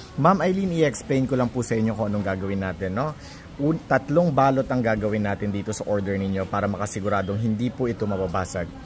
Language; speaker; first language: Filipino; non-native, local second language; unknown